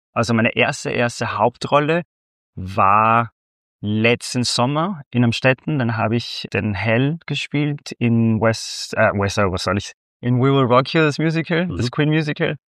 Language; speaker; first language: German; non-native, fluent; Spanish